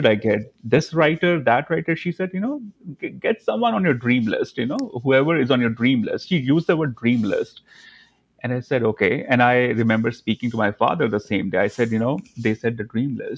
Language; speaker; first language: English; non-native, local second language; Hindi